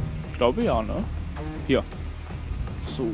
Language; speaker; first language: German; native; German